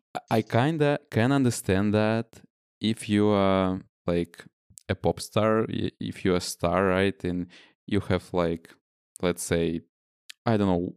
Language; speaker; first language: English; non-native, fluent; Russian